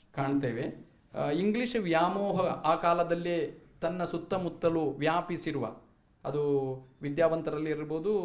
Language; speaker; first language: Kannada; non-native, local second language; Malayalam